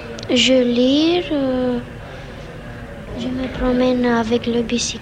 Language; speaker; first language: French; non-native, learner; Romanian